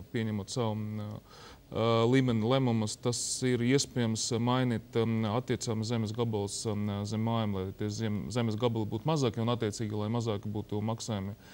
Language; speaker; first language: Latvian; non-native, local second language; Russian